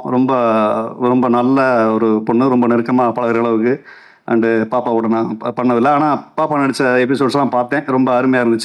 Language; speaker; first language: Tamil; native; Tamil